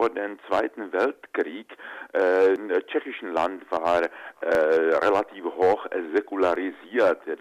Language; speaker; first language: German; non-native, fluent; Czech